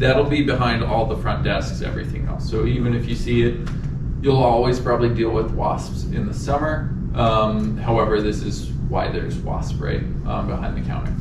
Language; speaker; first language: English; native; English